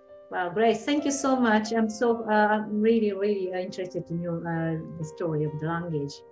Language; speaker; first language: English; non-native, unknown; Japanese